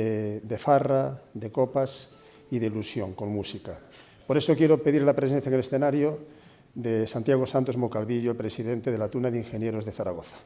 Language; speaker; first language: Spanish; native; Spanish